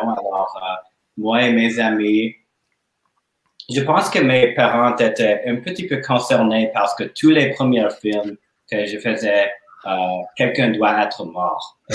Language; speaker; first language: French; non-native, learner; English